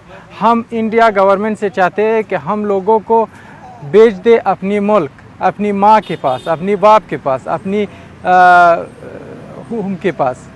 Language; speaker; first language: Hindi; non-native, fluent; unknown